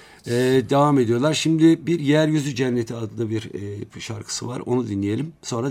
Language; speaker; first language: Turkish; native; Turkish